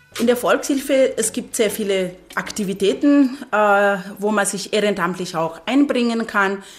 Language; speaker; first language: German; non-native, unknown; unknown